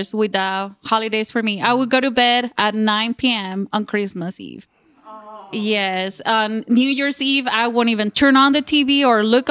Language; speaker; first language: English; non-native, fluent; Spanish